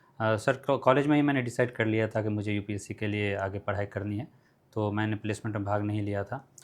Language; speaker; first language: Hindi; non-native, local second language; Maithili